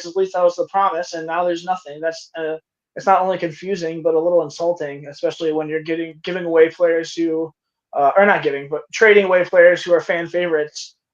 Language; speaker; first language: English; native; English